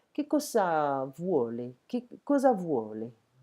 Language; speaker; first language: Italian; non-native, fluent; French